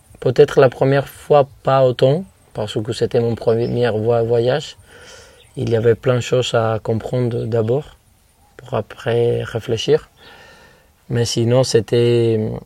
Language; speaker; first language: French; non-native, fluent; Spanish